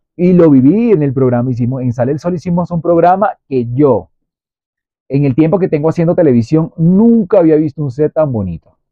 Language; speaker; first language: Spanish; native; Spanish